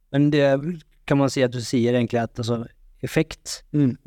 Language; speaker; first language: Swedish; non-native, fluent; Norwegian